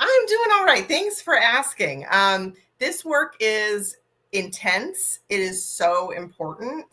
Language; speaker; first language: English; native; English